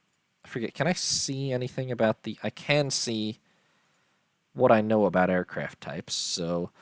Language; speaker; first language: English; native; English